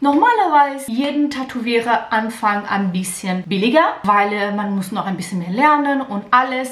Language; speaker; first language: German; non-native, learner; Portuguese